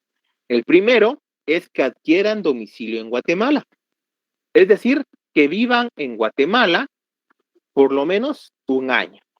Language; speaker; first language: Spanish; native; Spanish